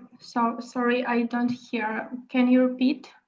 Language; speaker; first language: English; non-native, learner; Ukrainian